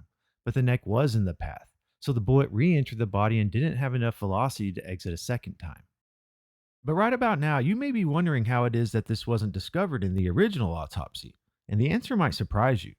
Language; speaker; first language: English; native; English